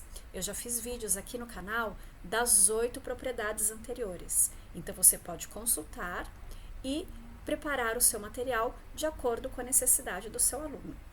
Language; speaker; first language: Portuguese; native; Portuguese